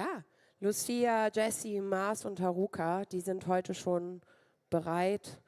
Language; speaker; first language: German; native; German